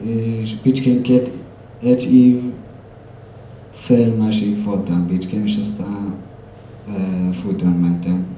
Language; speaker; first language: Hungarian; non-native, learner; Somali